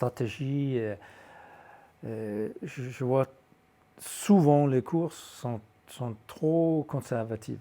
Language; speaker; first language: French; non-native, fluent; Danish